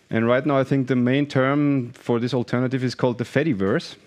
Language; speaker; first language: English; non-native, fluent; German